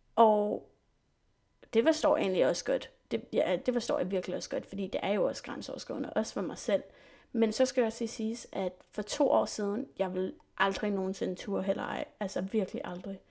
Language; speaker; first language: Danish; non-native, fluent; French